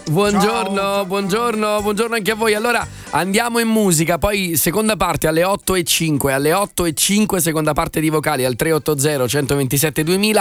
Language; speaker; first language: Italian; native; Italian